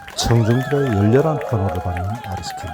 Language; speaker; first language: Korean; native; Korean